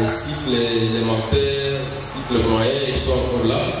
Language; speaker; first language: French; non-native, local second language; Swahili